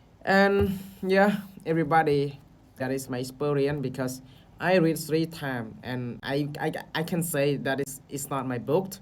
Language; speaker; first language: English; non-native, learner; Khmer